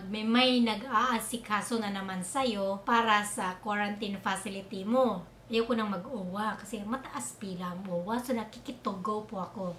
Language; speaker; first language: Filipino; non-native, local second language; Cebuano